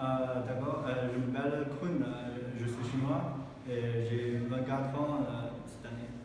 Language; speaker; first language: French; non-native, learner; Chinese